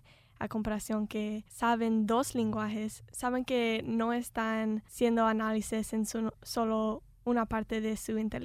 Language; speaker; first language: Spanish; early bilingual, heritage; Spanish